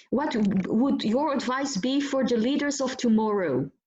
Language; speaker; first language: English; non-native, fluent; Dutch